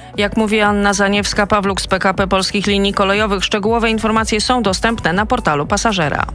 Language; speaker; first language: Polish; native; Polish